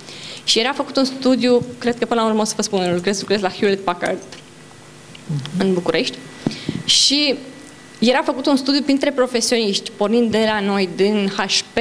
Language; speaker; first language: Romanian; native; Romanian